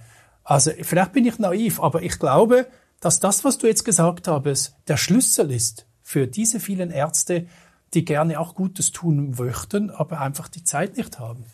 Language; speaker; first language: German; native; German